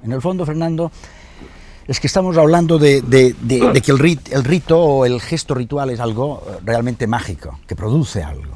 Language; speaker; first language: Spanish; native; Spanish